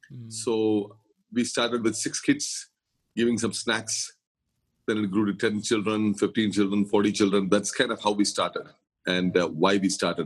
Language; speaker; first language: English; non-native, local second language; Malayalam